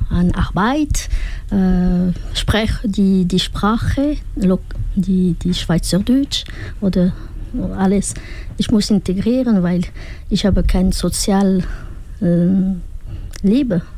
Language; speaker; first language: German; non-native, learner; French